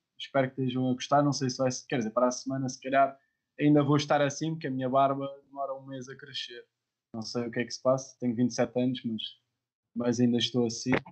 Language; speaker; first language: Portuguese; native; Portuguese